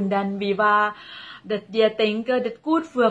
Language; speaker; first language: German; non-native, learner; Thai